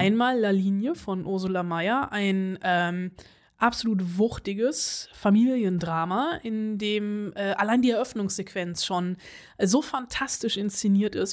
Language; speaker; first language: German; native; German